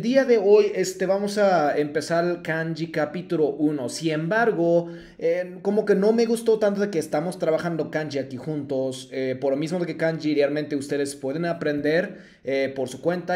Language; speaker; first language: Spanish; non-native, fluent; Japanese